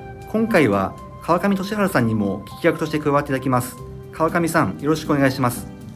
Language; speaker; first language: Japanese; native; Japanese